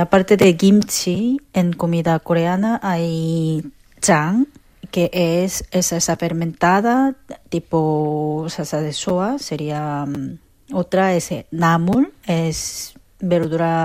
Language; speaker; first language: Spanish; non-native, fluent; Korean